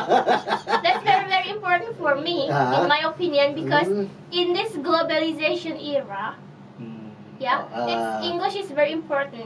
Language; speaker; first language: English; non-native, fluent; Indonesian